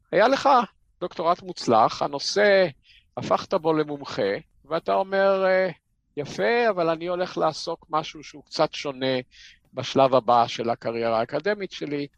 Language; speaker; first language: Hebrew; native; Hebrew